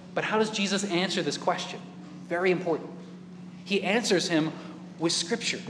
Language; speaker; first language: English; native; English